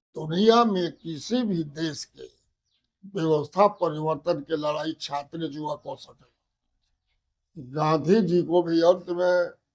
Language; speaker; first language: Bhojpuri; native; Bhojpuri